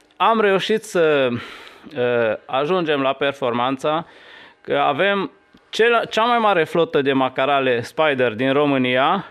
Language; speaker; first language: Romanian; non-native, local second language; Hungarian